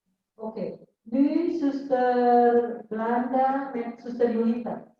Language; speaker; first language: Dutch; non-native, fluent; Indonesian